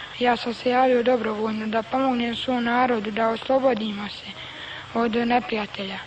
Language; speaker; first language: Bosnian; native; Bosnian